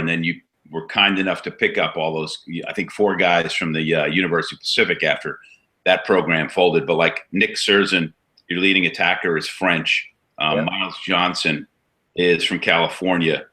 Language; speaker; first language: English; native; English